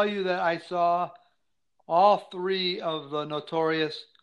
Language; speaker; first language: English; native; English